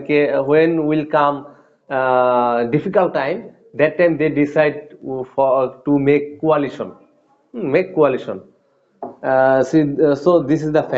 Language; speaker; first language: English; non-native, learner; Bangla